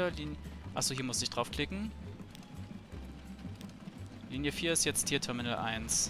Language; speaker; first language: German; native; German